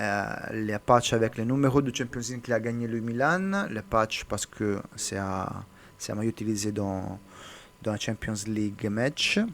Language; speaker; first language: French; non-native, learner; Italian